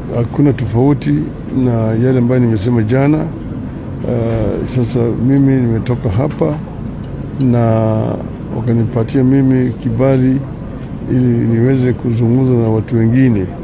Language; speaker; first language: Swahili; non-native, local second language; Luo (Kenya and Tanzania)